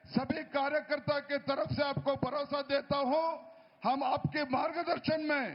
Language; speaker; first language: Hindi; non-native, local second language; Kannada